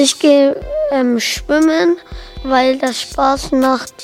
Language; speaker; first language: German; early bilingual, other home language; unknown